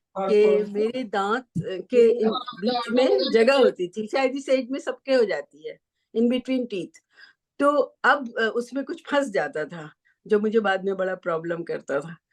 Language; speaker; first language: Hindi; native; Hindi